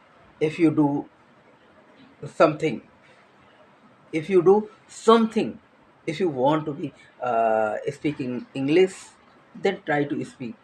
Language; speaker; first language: English; non-native, learner; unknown